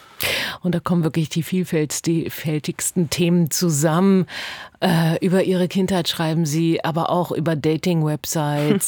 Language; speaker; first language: German; native; German